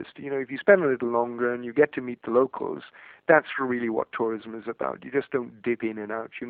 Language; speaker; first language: English; non-native, local second language; Welsh